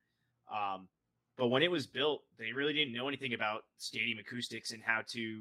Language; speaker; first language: English; native; English